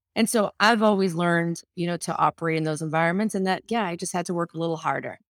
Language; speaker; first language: English; early bilingual, other home language; Spanish